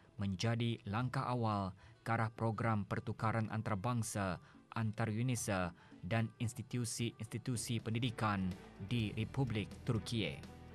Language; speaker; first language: Malay; native; Malay